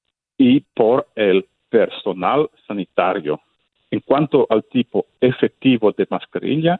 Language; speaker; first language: Spanish; non-native, fluent; Italian